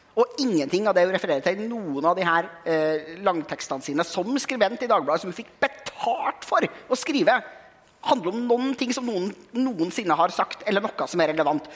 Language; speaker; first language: Norwegian; native; Norwegian